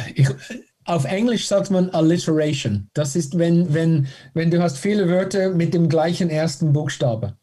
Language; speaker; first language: German; non-native, fluent; English